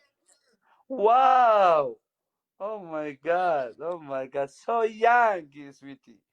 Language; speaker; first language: English; non-native, learner; Somali